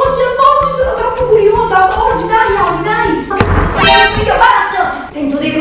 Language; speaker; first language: Italian; native; Italian